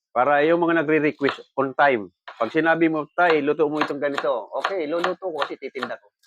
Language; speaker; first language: Filipino; non-native, local second language; Bikol